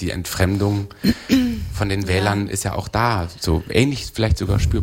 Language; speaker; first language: German; native; German